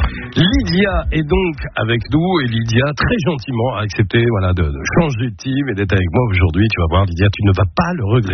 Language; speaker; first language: French; native; French